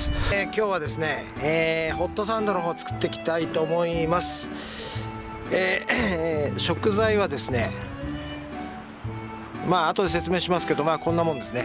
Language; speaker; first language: Japanese; native; Japanese